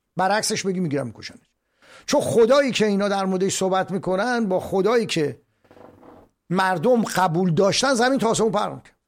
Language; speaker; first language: Persian; native; Persian